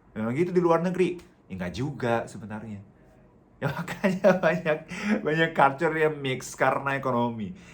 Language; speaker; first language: Indonesian; non-native, fluent; Japanese